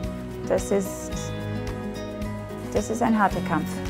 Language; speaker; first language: German; non-native, fluent; English